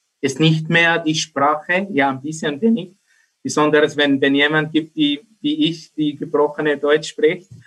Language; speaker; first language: German; non-native, learner; Arabic